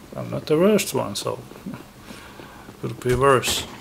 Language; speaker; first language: English; non-native, fluent; Finnish